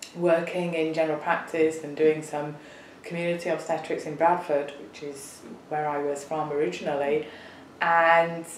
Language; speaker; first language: English; native; English